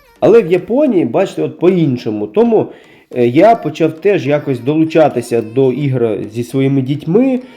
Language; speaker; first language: Ukrainian; native; Ukrainian